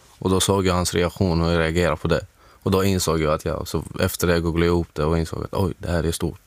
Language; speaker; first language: Swedish; non-native, fluent; Arabic